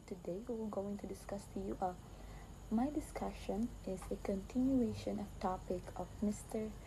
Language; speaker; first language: English; non-native, local second language; Filipino